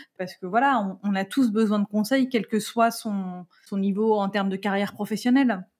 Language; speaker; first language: French; native; French